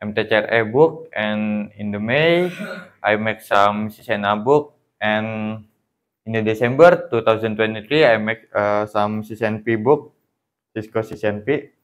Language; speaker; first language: English; non-native, learner; Indonesian